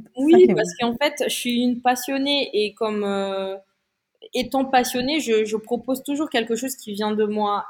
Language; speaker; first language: French; non-native, local second language; Malagasy